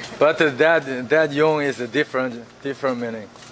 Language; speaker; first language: English; non-native, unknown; Korean